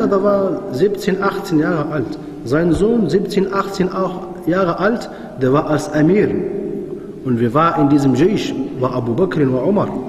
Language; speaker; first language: German; non-native, fluent; Arabic